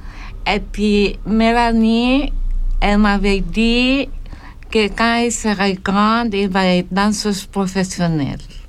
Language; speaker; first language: French; non-native, learner; Filipino